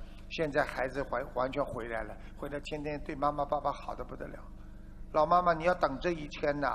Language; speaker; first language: Chinese; native; Chinese